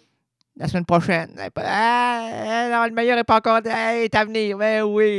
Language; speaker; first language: French; native; French